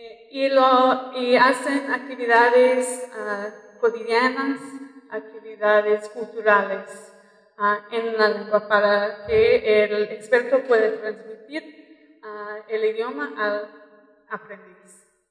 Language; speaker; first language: Spanish; non-native, fluent; English